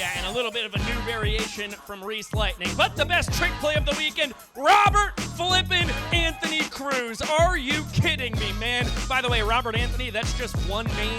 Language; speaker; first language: English; native; English